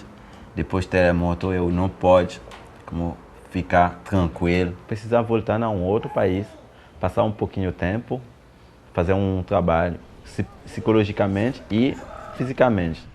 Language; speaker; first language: Portuguese; non-native, learner; Haitian Creole